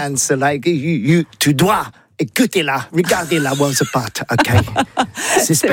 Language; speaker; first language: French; non-native, learner; English